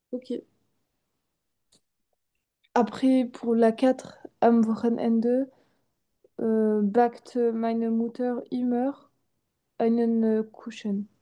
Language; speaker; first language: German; non-native, learner; French